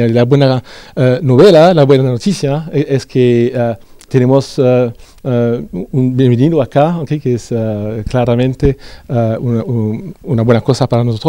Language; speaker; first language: Spanish; non-native, fluent; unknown